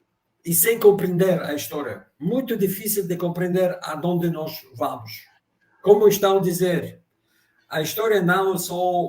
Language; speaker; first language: Portuguese; non-native, fluent; Russian